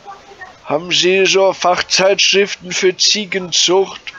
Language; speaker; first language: German; native; German